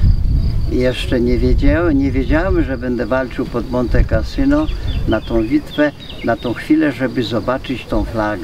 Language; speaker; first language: Polish; native; Polish